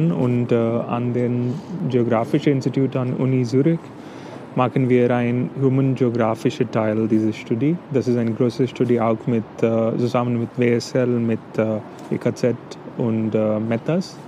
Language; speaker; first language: German; non-native, fluent; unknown